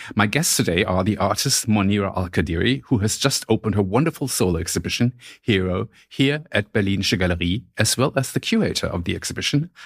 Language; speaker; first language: English; non-native, fluent; German